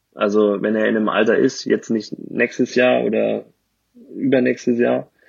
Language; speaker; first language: German; native; German